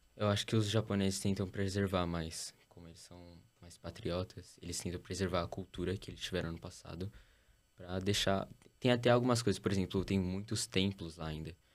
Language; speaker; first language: Portuguese; early bilingual, heritage; Portuguese